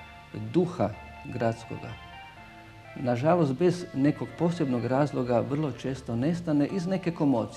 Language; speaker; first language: Croatian; native; Croatian